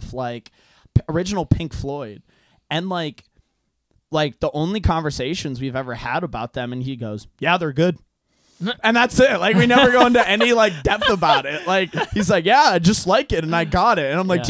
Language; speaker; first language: English; non-native, fluent; Hungarian